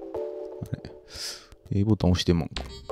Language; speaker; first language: Japanese; native; Japanese